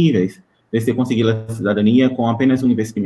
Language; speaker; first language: Spanish; non-native, learner; Portuguese